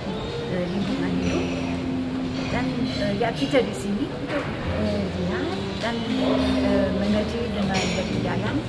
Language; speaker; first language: Indonesian; non-native, fluent; German